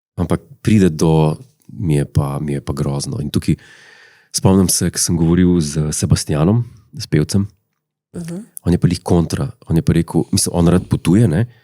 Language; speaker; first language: Slovenian; native; Slovenian